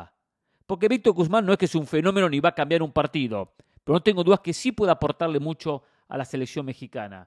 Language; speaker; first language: Spanish; native; Spanish